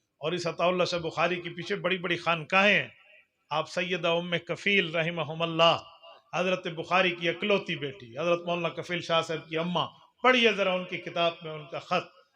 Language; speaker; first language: Urdu; non-native, local second language; Punjabi